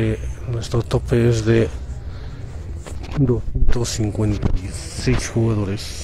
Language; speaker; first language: Spanish; native; Spanish